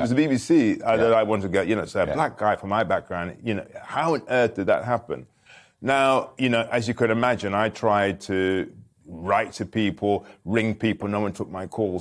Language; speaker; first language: English; native; English